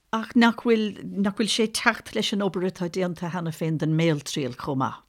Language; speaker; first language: Irish; native; Irish